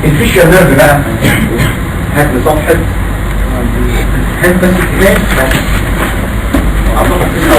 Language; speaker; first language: Arabic; native; Arabic